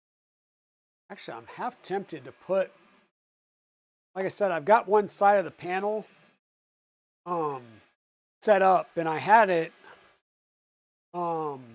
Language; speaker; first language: English; native; English